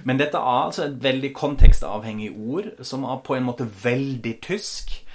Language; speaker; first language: Norwegian; non-native, fluent; German